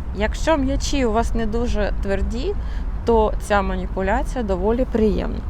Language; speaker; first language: Ukrainian; non-native, local second language; Russian